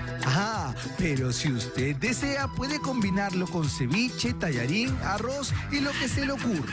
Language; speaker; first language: Spanish; native; Spanish